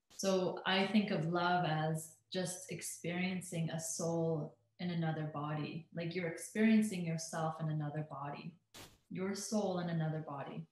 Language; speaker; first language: English; native; English